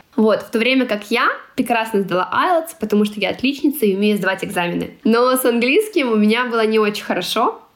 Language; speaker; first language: Russian; non-native, local second language; Tatar